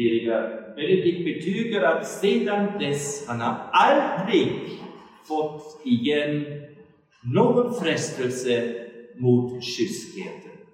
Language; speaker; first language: Swedish; non-native, fluent; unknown